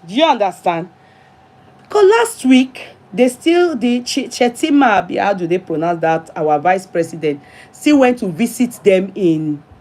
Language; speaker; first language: English; non-native, local second language; Yoruba